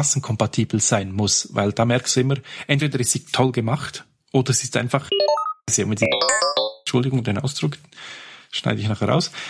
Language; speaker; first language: German; native; German